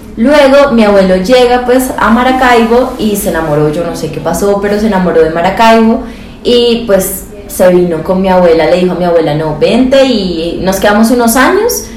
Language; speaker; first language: Spanish; native; Spanish